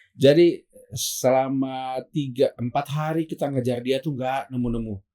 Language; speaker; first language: Indonesian; native; Indonesian